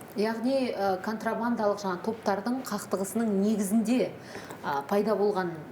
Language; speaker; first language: Kazakh; native; Kazakh